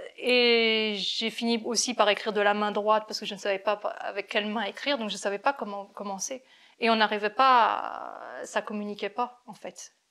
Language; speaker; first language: French; native; French